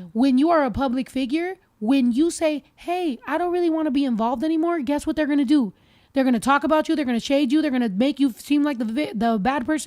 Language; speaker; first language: English; early bilingual, other home language; Spanish